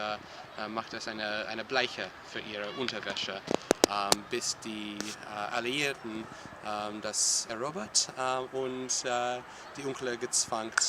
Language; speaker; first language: German; non-native, learner; English